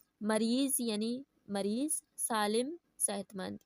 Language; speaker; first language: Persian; non-native, fluent; Urdu